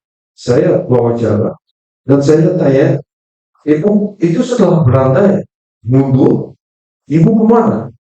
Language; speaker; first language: Indonesian; non-native, fluent; Dutch